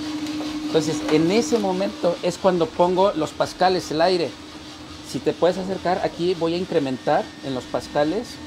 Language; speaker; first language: Spanish; native; Spanish